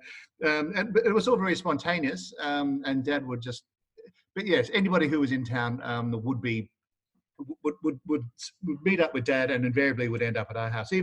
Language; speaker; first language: English; native; English